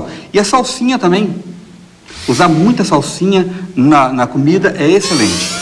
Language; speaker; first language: Portuguese; native; Portuguese